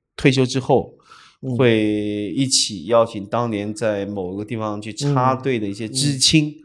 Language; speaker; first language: Chinese; non-native, local second language; Min Nan Chinese